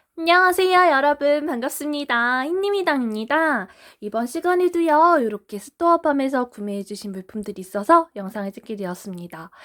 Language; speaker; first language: Korean; native; Korean